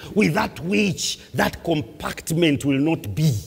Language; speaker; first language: English; non-native, local second language; Swahili